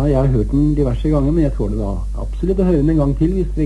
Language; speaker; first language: Norwegian; native; Norwegian